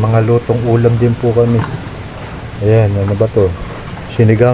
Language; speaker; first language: Filipino; native; Filipino